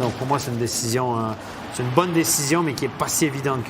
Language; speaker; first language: French; native; French